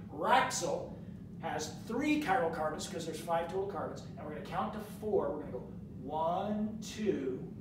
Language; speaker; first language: English; native; English